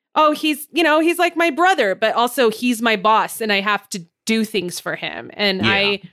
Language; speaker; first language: English; native; English